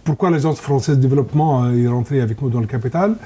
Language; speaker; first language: French; non-native, local second language; Arabic